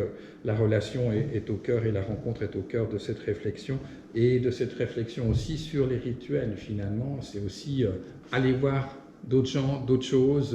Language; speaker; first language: French; native; French